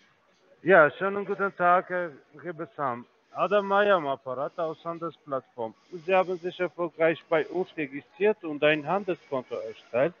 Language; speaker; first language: German; non-native, fluent; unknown